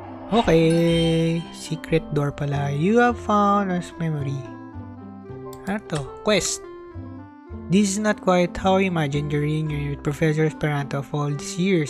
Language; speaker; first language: English; non-native, local second language; Filipino